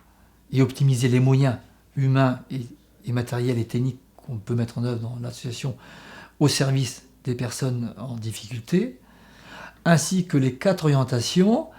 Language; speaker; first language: French; native; French